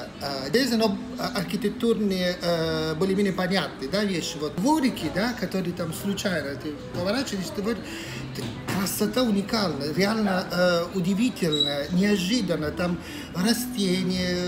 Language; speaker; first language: Russian; non-native, fluent; Italian